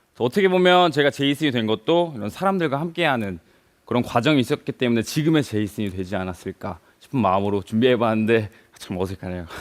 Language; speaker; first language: Korean; native; Korean